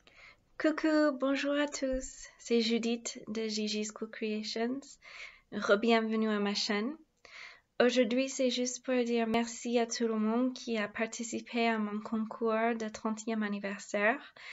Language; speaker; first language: French; non-native, fluent; English